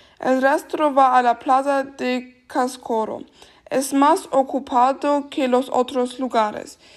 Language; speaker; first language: Spanish; non-native, learner; German